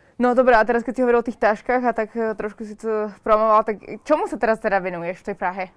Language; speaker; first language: Slovak; native; Slovak